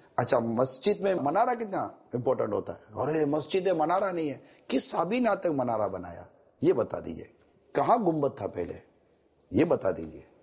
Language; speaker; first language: Urdu; native; Urdu